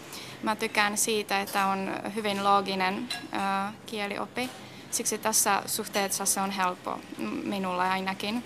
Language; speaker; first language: Finnish; non-native, fluent; Czech